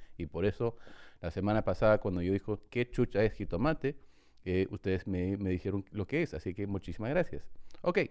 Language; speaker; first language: Spanish; early bilingual, heritage; Spanish